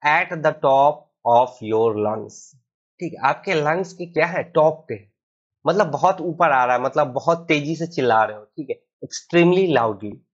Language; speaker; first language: Hindi; native; Hindi